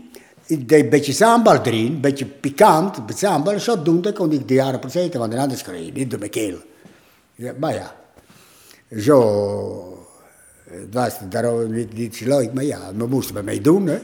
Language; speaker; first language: Dutch; non-native, learner; Italian